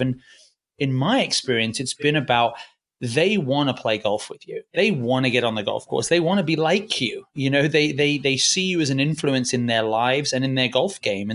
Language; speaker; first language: English; native; English